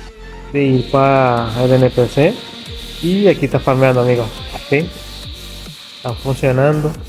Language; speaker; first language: Spanish; non-native, fluent; Portuguese